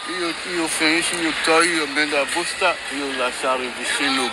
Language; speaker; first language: Italian; non-native, learner; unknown